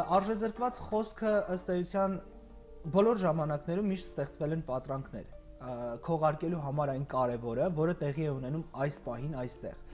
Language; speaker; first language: Armenian; native; Armenian